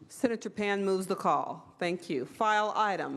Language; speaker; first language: English; native; English